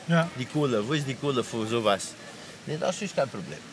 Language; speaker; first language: German; non-native, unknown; Portuguese